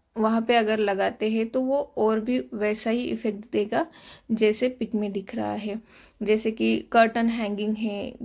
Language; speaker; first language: Hindi; non-native, local second language; Marathi